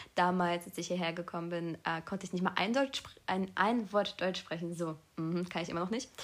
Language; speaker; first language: German; early bilingual, other home language; Polish